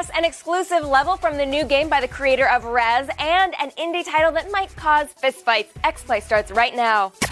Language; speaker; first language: English; native; English